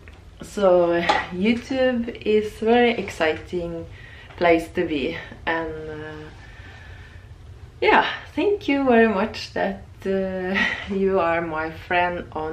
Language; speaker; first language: English; non-native, learner; Norwegian